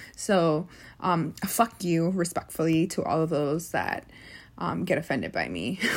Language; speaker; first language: English; early bilingual, other home language; Spanish